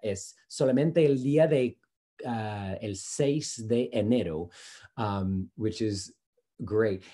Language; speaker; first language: Spanish; non-native, fluent; English